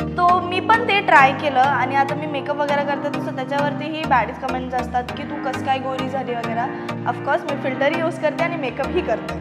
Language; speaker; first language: Marathi; non-native, local second language; Malayalam